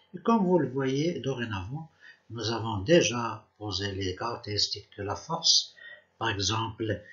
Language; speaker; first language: French; non-native, local second language; Arabic